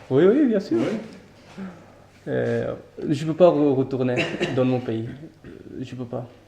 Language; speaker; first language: French; non-native, learner; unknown